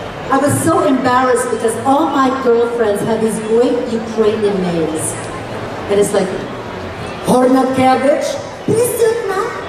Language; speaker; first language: English; early bilingual, other home language; Ukrainian